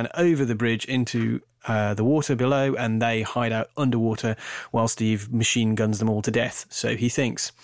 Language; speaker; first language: English; native; English